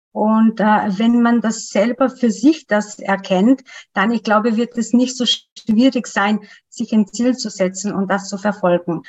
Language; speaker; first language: German; non-native, fluent; Macedonian